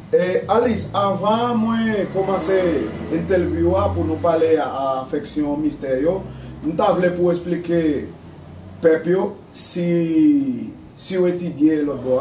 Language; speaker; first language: Spanish; native; Spanish